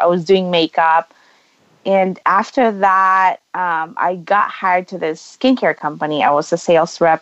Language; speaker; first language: English; non-native, local second language; Cebuano